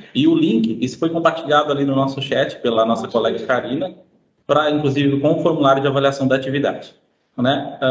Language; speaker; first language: Portuguese; native; Portuguese